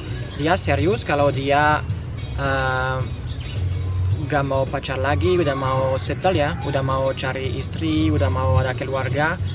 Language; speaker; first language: Indonesian; non-native, fluent; French